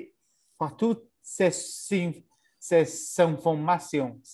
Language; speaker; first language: French; non-native, learner; English